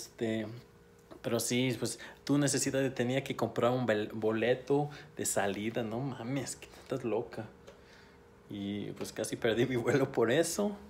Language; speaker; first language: Spanish; non-native, fluent; English